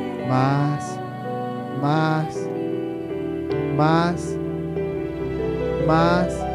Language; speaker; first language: Spanish; native; Spanish